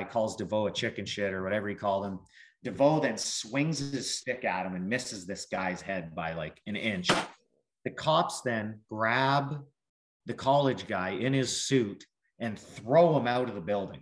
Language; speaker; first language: English; native; English